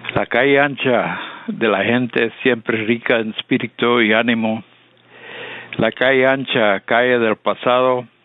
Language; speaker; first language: Spanish; early bilingual, heritage; Spanish